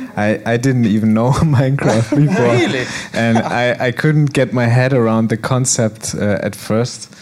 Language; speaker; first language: English; non-native, fluent; German